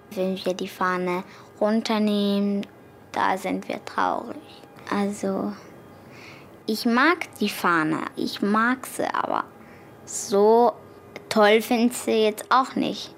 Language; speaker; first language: German; early bilingual, heritage; German